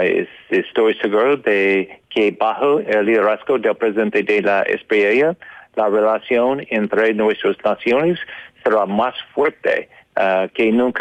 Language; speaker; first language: Spanish; non-native, learner; English